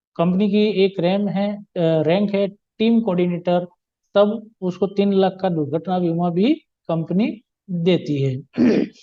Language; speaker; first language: Hindi; non-native, local second language; Gujarati